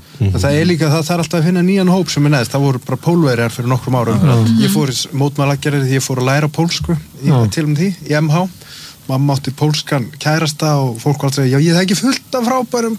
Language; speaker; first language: Icelandic; native; Icelandic